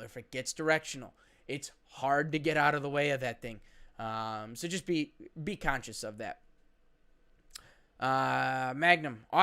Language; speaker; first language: English; native; English